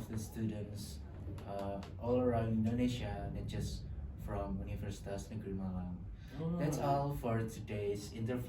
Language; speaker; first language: English; non-native, local second language; Indonesian